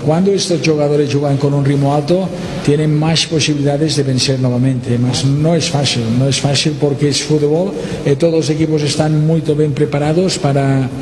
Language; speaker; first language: Portuguese; non-native, learner; Spanish